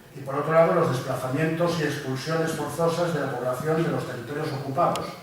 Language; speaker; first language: Spanish; native; Spanish